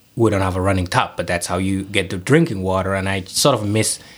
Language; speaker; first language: English; non-native, fluent; Somali